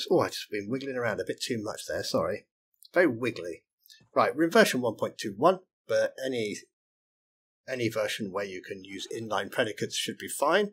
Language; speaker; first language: English; native; English